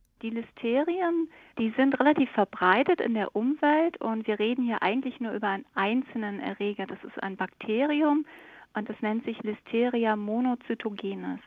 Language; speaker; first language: German; native; German